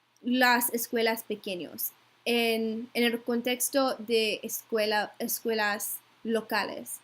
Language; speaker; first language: Spanish; non-native, learner; English